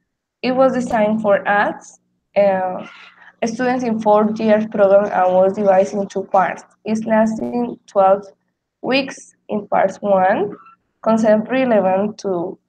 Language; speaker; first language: English; non-native, learner; Spanish